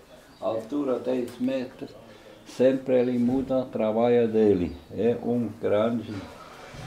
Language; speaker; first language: Portuguese; non-native, learner; German